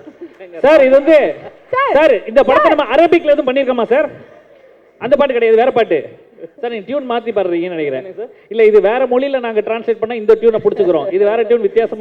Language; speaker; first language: Tamil; native; Tamil